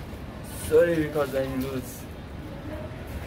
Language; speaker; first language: English; non-native, learner; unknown